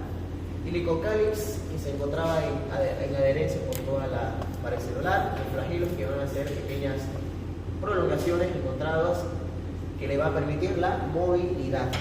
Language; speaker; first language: Spanish; native; Spanish